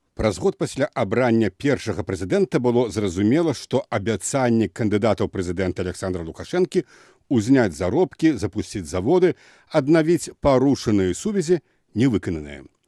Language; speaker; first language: Belarusian; native; Belarusian